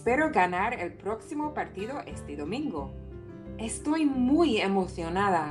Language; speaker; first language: Spanish; non-native, fluent; English